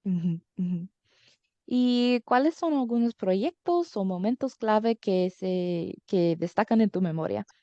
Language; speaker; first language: Spanish; early bilingual, heritage; English